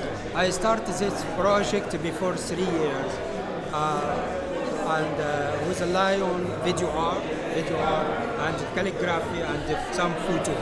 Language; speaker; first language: English; non-native, learner; Arabic